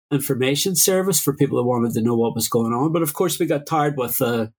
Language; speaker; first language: English; native; English